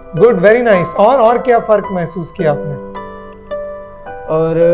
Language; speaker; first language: Hindi; native; Hindi